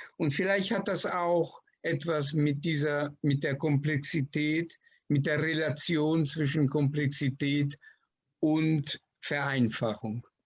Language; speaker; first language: German; non-native, fluent; Italian